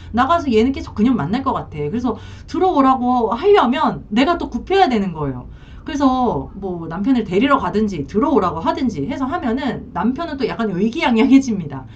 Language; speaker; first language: Korean; native; Korean